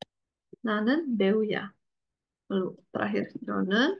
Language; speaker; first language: Indonesian; native; Indonesian